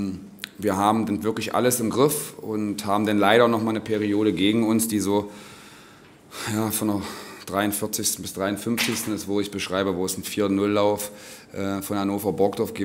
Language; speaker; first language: German; native; German